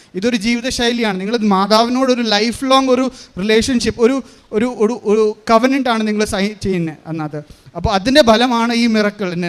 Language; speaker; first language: Malayalam; native; Malayalam